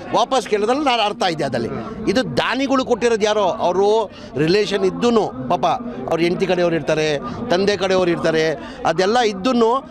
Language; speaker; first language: Kannada; non-native, local second language; Urdu